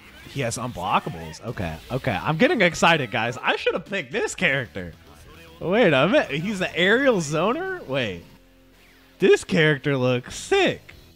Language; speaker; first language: English; native; English